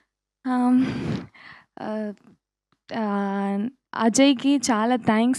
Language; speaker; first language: Telugu; non-native, local second language; Tamil